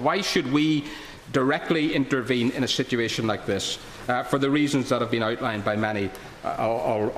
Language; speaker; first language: English; native; English